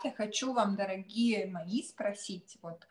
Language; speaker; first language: Russian; non-native, local second language; Latvian